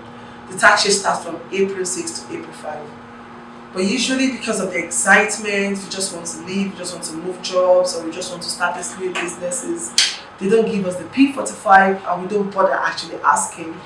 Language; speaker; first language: English; non-native, local second language; Yoruba